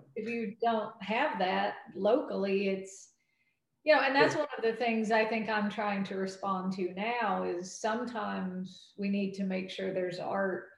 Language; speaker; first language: English; native; English